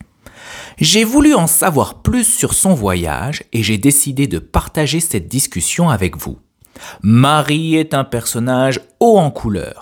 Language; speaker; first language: French; native; French